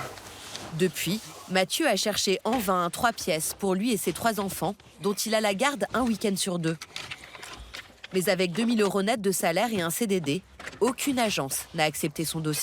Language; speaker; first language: French; native; French